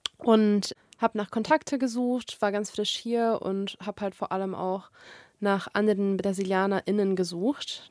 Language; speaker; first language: German; early bilingual, other home language; Portuguese